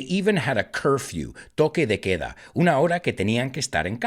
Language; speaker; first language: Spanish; non-native, fluent; English